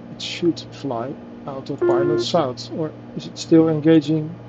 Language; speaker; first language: English; non-native, fluent; Dutch